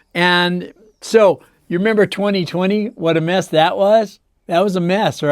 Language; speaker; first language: English; native; English